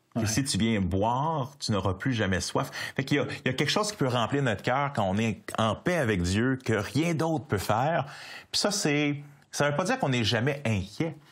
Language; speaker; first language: French; native; French